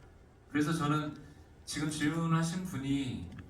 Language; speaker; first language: Korean; native; Korean